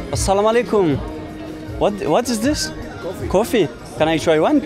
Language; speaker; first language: English; non-native, learner; French